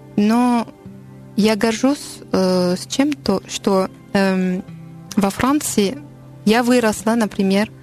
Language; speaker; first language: Russian; non-native, learner; French